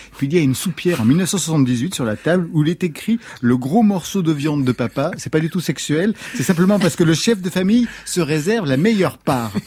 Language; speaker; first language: French; native; French